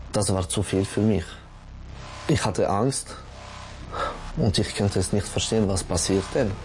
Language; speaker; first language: German; non-native, local second language; French